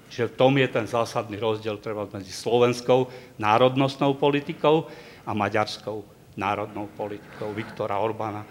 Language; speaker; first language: Slovak; native; Slovak